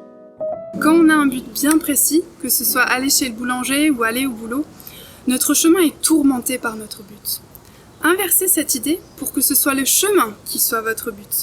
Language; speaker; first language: French; native; French